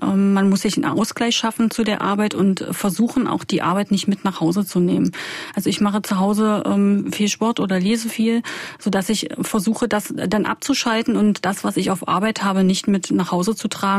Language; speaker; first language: German; native; German